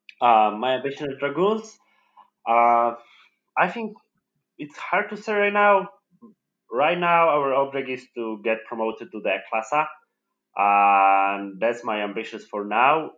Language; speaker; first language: English; non-native, fluent; Polish